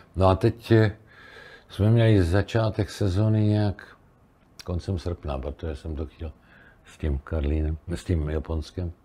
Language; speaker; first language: Czech; native; Czech